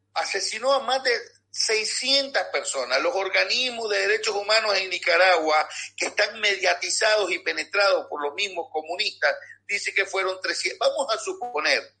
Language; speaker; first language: Spanish; native; Spanish